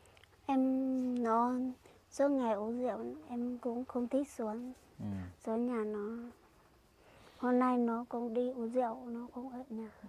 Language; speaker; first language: Vietnamese; non-native, local second language; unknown